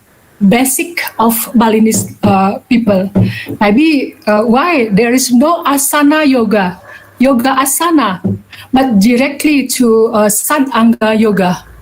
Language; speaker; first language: English; non-native, learner; Balinese